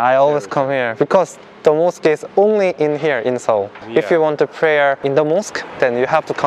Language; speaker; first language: English; non-native, learner; Korean